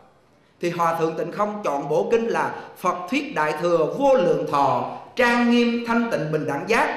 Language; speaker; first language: Vietnamese; native; Vietnamese